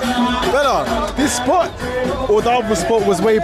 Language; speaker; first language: English; native; English